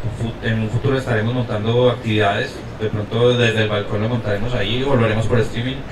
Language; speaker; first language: Spanish; native; Spanish